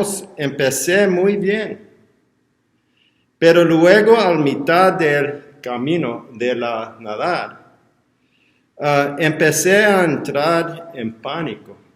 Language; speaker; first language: Spanish; non-native, learner; English